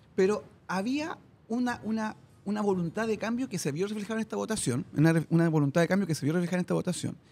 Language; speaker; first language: Spanish; native; Spanish